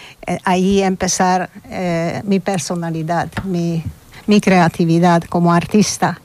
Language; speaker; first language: Spanish; non-native, learner; Hungarian